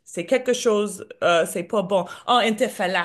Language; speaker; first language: French; non-native, learner; English